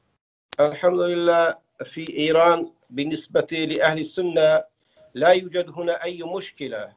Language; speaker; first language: Arabic; non-native, fluent; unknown